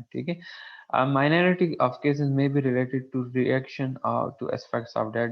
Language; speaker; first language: Urdu; non-native, local second language; Pashto